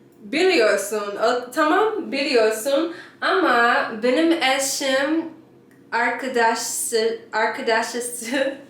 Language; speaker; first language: Turkish; non-native, learner; English